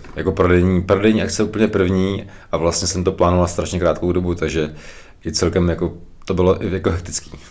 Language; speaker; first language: Czech; native; Czech